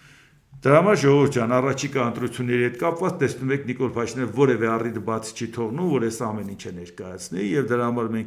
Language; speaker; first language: Armenian; native; Armenian